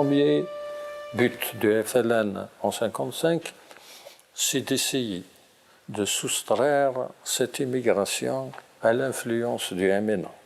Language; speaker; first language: French; non-native, local second language; Kabyle